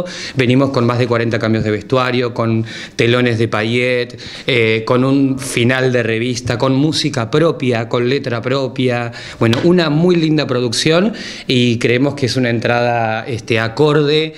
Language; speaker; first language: Spanish; native; Spanish